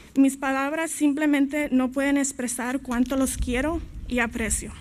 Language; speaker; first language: Spanish; early bilingual, heritage; Spanish